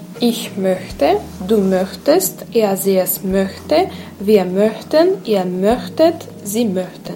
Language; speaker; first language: German; non-native, learner; Russian